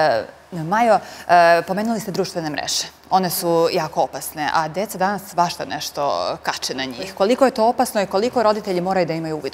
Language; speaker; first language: Serbian; native; Serbian